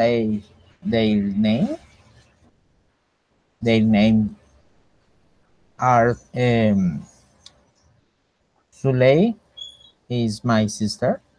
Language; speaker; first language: English; non-native, learner; Spanish